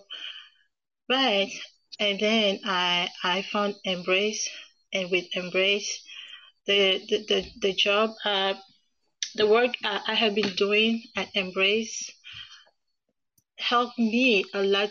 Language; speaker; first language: English; non-native, fluent; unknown